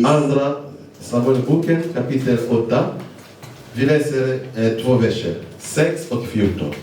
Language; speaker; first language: Swedish; non-native, fluent; Lingala